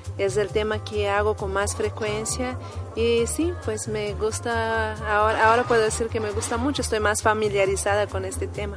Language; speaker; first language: Spanish; non-native, fluent; Portuguese